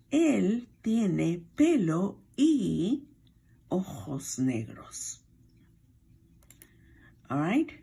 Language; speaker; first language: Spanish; non-native, fluent; English